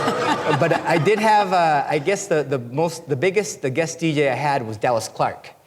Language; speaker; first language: English; non-native, fluent; Spanish